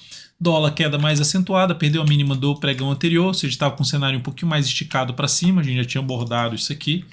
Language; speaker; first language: Portuguese; native; Portuguese